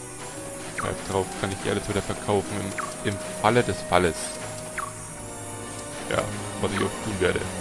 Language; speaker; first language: German; native; German